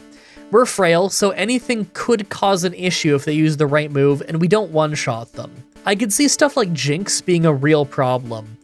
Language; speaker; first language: English; native; English